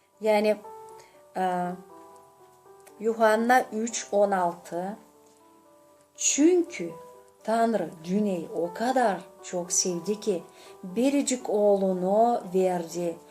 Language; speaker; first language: Turkish; non-native, learner; Gagauz